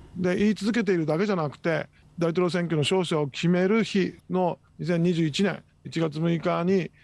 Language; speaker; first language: Japanese; native; Japanese